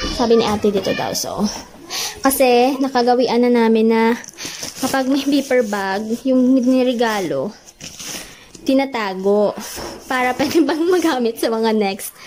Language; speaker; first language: Filipino; non-native, local second language; Cebuano